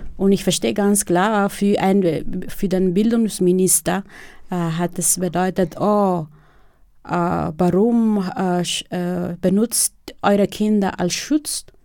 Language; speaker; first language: German; non-native, fluent; Spanish